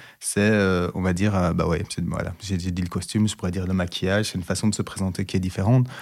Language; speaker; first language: French; native; French